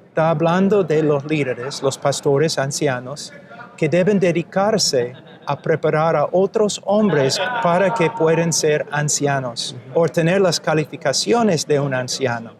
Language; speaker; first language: Spanish; non-native, fluent; English